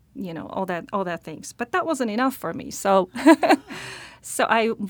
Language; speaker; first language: English; non-native, fluent; Slovak